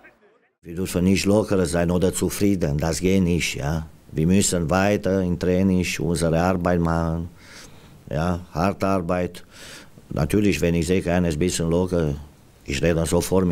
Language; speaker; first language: German; non-native, fluent; Romanian